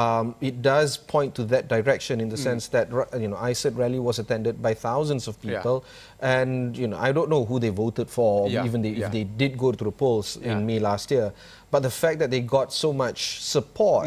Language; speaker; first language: English; non-native, local second language; Malay